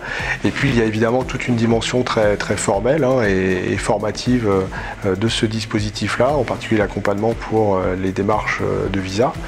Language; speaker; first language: French; native; French